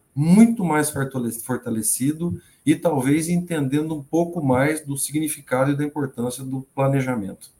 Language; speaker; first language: Portuguese; native; Portuguese